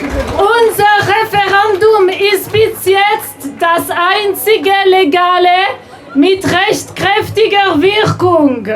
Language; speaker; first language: German; non-native, local second language; French